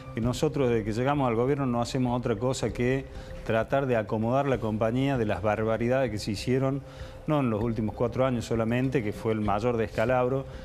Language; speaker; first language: Spanish; native; Spanish